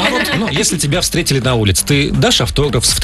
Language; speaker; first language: Russian; native; Russian